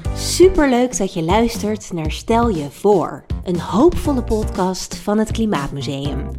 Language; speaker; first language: Dutch; native; Dutch